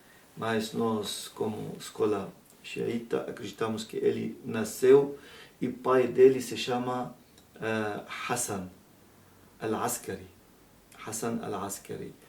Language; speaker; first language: Portuguese; non-native, learner; Arabic